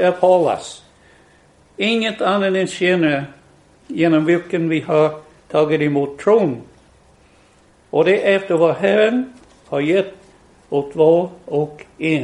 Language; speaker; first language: Swedish; non-native, fluent; English